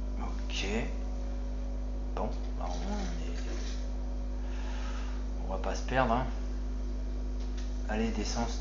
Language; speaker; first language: French; native; French